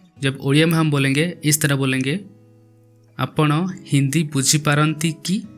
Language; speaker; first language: Hindi; non-native, local second language; Odia